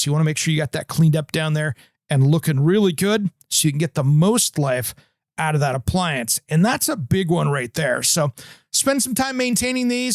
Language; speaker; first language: English; native; English